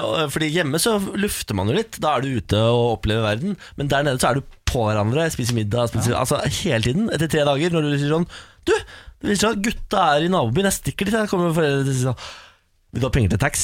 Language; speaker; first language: Norwegian; native; Norwegian